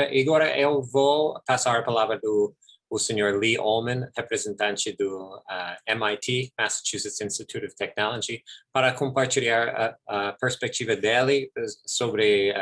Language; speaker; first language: Portuguese; non-native, fluent; English